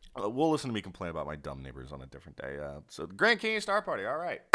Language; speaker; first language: English; native; English